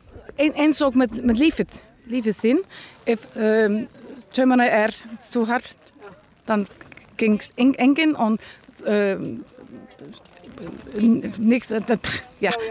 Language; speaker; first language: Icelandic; non-native, learner; Danish